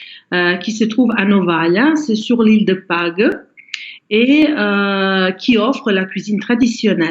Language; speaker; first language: French; non-native, fluent; Croatian